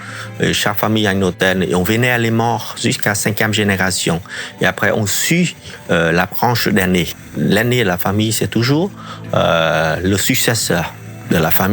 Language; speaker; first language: French; non-native, fluent; Vietnamese